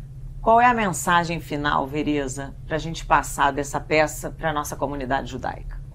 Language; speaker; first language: Portuguese; native; Portuguese